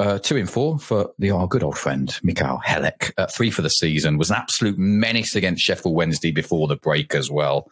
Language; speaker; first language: English; native; English